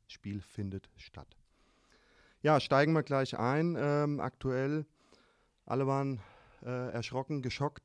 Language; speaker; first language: German; native; German